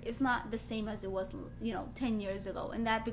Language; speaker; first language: English; native; English